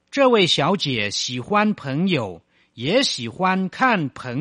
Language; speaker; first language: Chinese; non-native, fluent; Thai